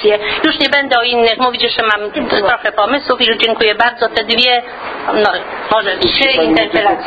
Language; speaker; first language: Polish; native; Polish